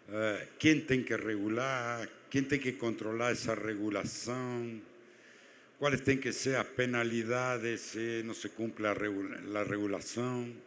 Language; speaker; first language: Portuguese; non-native, fluent; Spanish